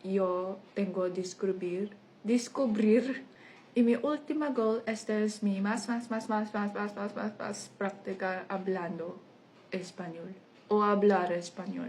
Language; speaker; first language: Spanish; non-native, learner; English